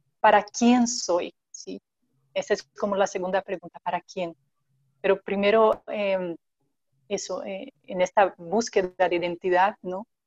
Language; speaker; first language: Spanish; non-native, fluent; Portuguese